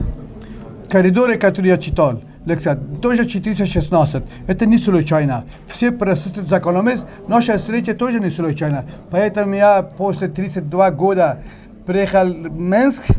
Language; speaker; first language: Russian; non-native, learner; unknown